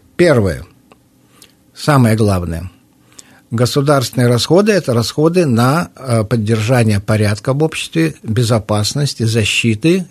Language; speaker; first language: Russian; native; Russian